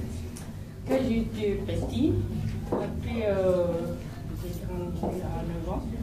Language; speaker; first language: French; non-native, local second language; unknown